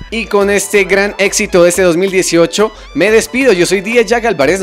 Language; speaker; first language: Spanish; native; Spanish